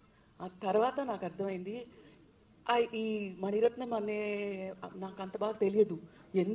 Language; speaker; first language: Telugu; non-native, local second language; Tamil